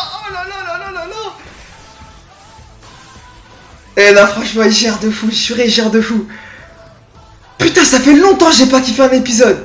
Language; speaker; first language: French; native; French